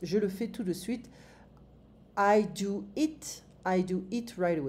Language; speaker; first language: French; native; French